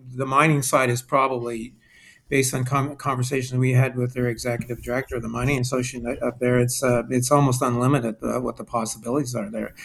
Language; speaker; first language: English; native; English